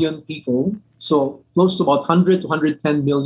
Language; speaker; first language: English; non-native, local second language; Min Nan Chinese